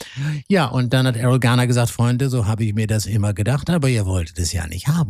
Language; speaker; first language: German; native; German